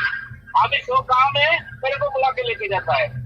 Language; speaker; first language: Hindi; non-native, learner; Bangla